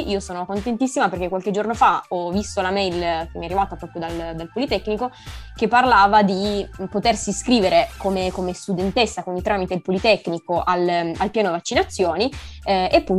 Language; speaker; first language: Italian; native; Italian